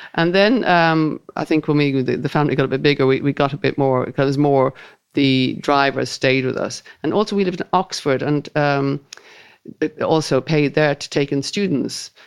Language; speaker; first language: English; native; English